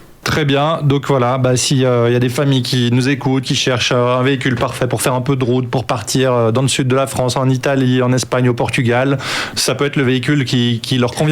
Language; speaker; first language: French; native; French